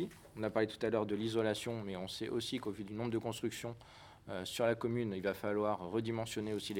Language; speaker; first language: French; native; French